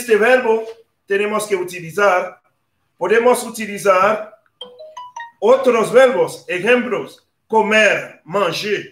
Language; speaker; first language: Spanish; non-native, fluent; Haitian Creole